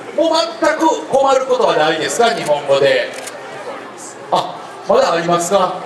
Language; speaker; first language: Japanese; native; Japanese